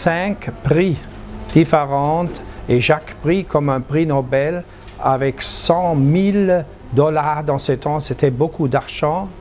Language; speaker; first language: French; non-native, fluent; German